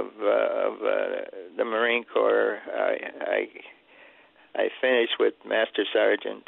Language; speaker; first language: English; early bilingual, other home language; Swedish